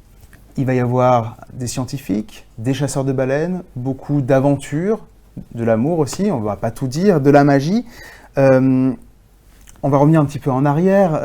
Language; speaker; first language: French; native; French